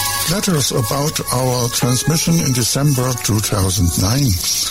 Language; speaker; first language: English; non-native, fluent; German